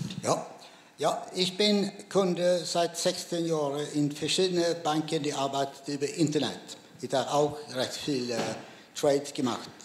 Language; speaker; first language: German; non-native, learner; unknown